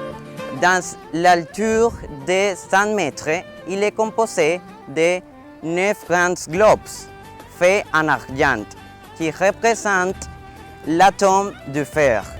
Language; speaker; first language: French; non-native, learner; Spanish